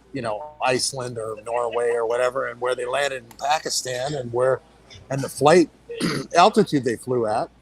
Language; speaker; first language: English; native; English